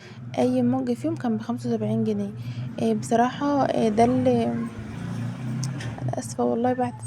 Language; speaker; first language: Arabic; native; Arabic